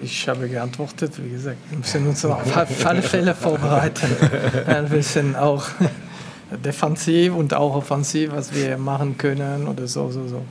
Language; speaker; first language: German; non-native, local second language; French